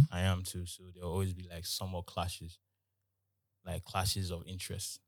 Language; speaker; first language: English; non-native, local second language; Yoruba